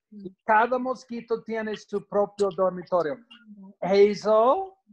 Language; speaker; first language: Spanish; non-native, fluent; English